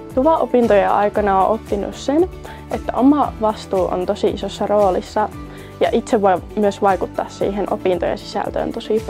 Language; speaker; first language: Finnish; native; Finnish